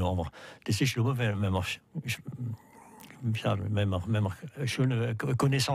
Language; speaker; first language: German; non-native, learner; French